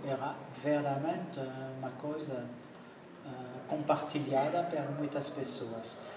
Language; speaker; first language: Portuguese; non-native, learner; French